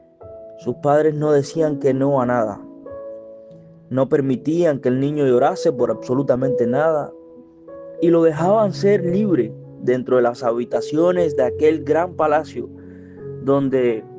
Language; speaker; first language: Spanish; native; Spanish